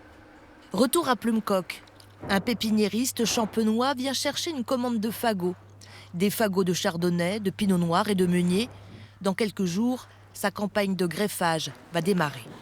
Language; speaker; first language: French; native; French